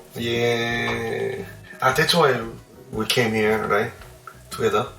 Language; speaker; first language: English; non-native, learner; Korean